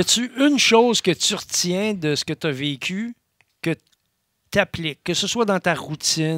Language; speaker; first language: French; native; French